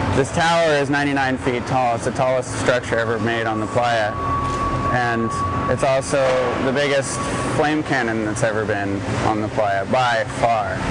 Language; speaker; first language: English; native; English